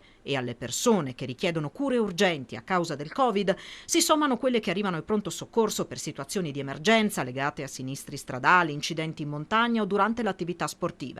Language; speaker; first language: Italian; native; Italian